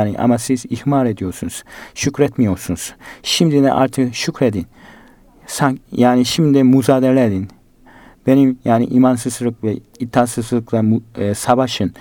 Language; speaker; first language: Turkish; non-native, fluent; Korean